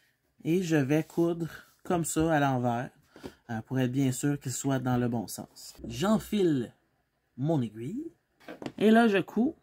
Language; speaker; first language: French; native; French